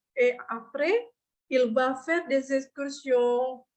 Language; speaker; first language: French; non-native, fluent; Indonesian